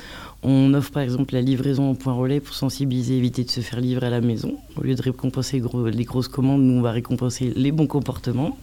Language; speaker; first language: French; native; French